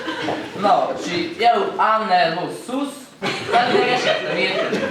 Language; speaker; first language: Romanian; non-native, learner; Hungarian